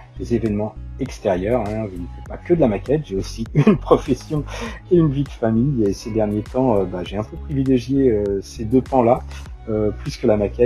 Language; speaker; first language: French; native; French